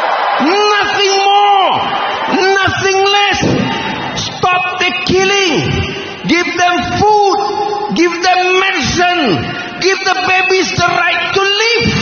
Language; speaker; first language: English; non-native, local second language; Malay